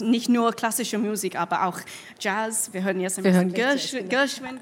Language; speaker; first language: German; non-native, learner; English